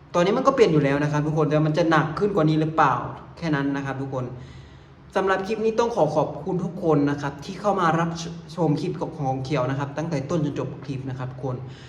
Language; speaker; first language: Thai; native; Thai